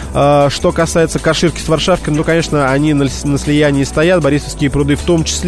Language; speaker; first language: Russian; native; Russian